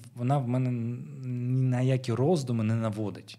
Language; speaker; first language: Ukrainian; native; Ukrainian